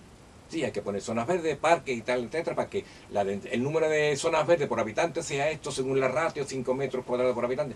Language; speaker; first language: Spanish; native; Spanish